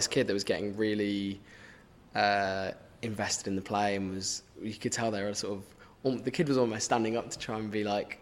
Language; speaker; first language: English; native; English